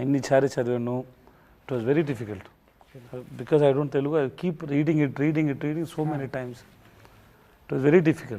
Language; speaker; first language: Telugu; non-native, learner; Tamil